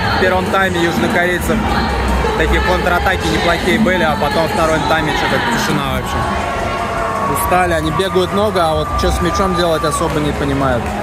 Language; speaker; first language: Russian; native; Russian